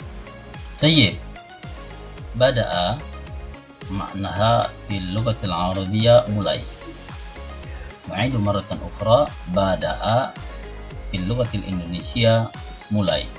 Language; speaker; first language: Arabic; non-native, fluent; Indonesian